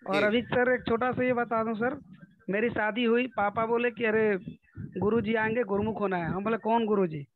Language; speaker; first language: Hindi; native; Hindi